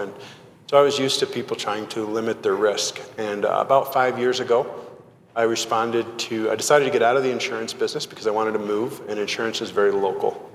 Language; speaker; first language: English; native; English